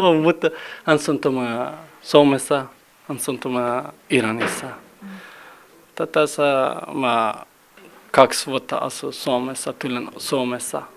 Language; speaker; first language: Finnish; non-native, learner; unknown